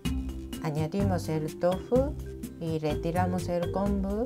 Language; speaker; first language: Spanish; non-native, fluent; Japanese